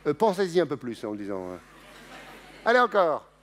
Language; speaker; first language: French; native; French